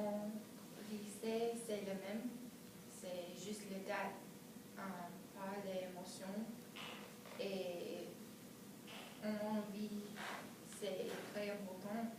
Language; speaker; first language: French; non-native, learner; English